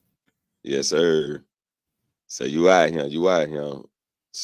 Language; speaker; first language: English; native; English